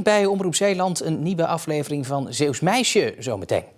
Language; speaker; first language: Dutch; native; Dutch